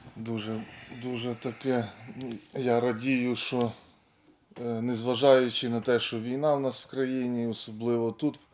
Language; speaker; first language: Ukrainian; native; Ukrainian